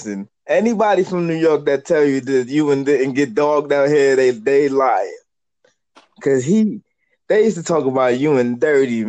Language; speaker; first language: English; native; English